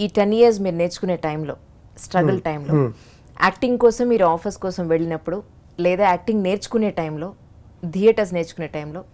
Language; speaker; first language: Telugu; native; Telugu